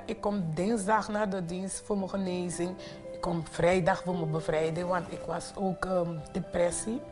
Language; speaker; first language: Dutch; non-native, local second language; Papiamento